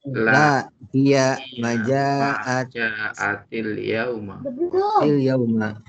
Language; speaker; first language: Arabic; non-native, learner; Indonesian